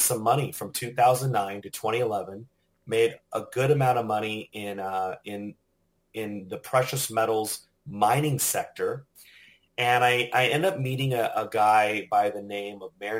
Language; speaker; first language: English; native; English